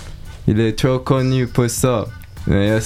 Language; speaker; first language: French; non-native, learner; English